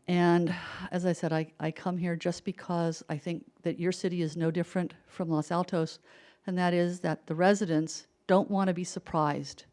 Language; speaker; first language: English; native; English